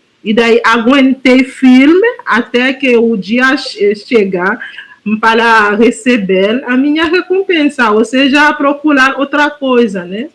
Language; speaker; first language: Portuguese; non-native, fluent; Haitian Creole